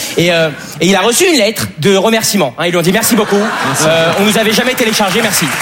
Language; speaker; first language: French; native; French